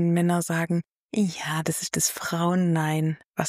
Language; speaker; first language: German; native; German